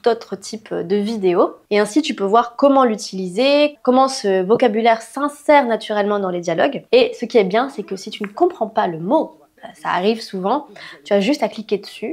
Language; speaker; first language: French; native; French